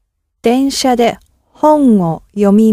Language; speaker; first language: Japanese; non-native, learner; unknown